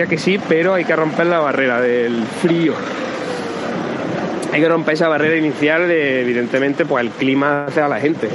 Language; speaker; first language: Spanish; native; Spanish